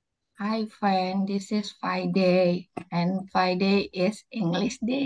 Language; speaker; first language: English; non-native, learner; Indonesian